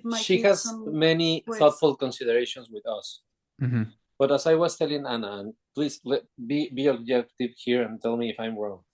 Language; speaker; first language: English; non-native, fluent; Spanish